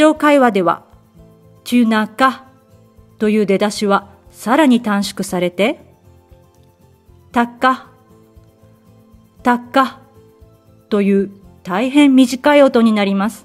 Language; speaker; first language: Japanese; native; Japanese